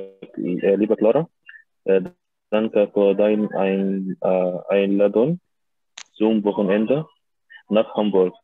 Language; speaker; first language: German; non-native, learner; Arabic